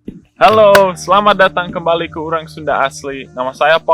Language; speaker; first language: Indonesian; non-native, local second language; English